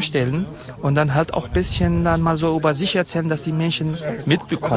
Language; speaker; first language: German; non-native, fluent; Kurdish